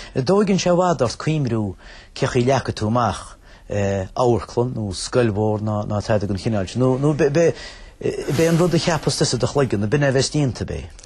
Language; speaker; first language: Irish; native; Irish